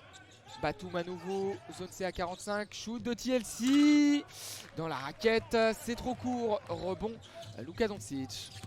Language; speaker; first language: French; native; French